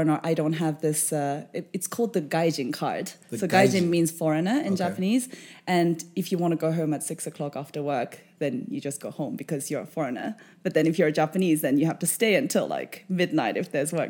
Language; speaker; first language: English; non-native, local second language; Japanese